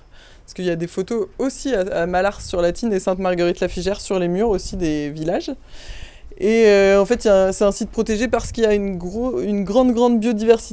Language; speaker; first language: French; native; French